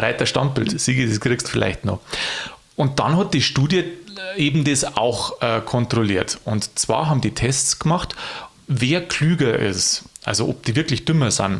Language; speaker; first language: German; native; German